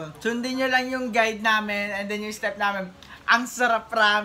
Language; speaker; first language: Filipino; native; Filipino